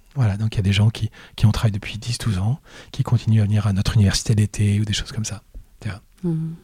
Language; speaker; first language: French; native; French